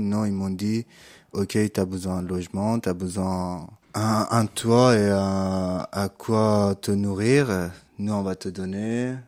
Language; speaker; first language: French; non-native, fluent; Persian